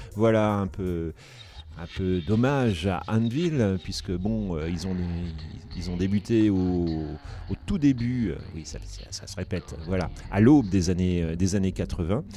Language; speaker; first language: French; native; French